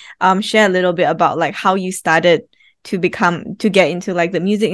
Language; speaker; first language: English; native; English